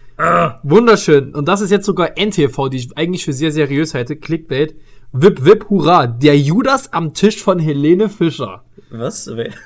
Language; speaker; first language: German; native; German